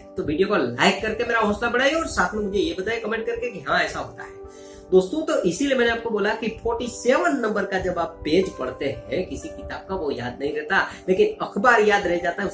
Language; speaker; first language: Hindi; non-native, local second language; Gujarati